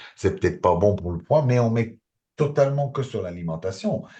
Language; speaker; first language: French; native; French